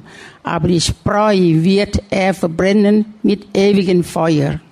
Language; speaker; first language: German; non-native, learner; Thai